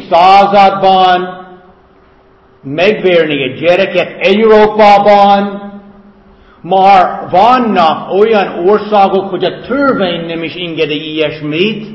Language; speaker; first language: Hungarian; non-native, fluent; English